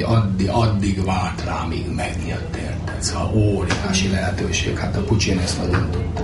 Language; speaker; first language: Hungarian; native; Hungarian